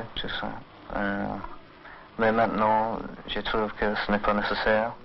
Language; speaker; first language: French; non-native, learner; English